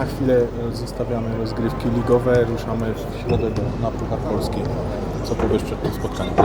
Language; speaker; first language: Polish; native; Polish